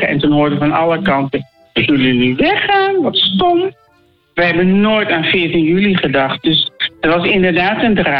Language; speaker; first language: Dutch; native; Dutch